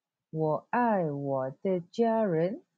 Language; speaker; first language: Chinese; non-native, local second language; Malay